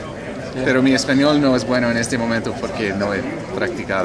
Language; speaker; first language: Spanish; non-native, learner; English